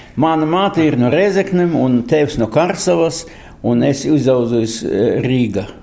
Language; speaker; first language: Latvian; non-native, local second language; Russian